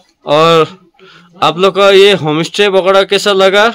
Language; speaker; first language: Hindi; non-native, local second language; Nepali